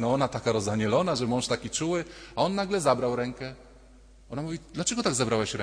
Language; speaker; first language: Polish; native; Polish